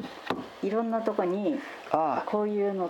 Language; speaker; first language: Japanese; native; Japanese